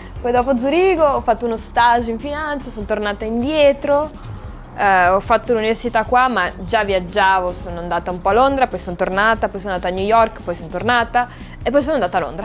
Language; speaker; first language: Italian; early bilingual, other home language; Russian